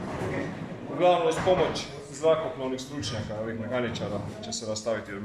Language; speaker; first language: Croatian; native; Croatian